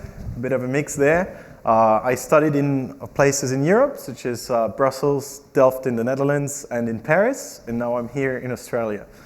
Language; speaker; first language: English; non-native, fluent; French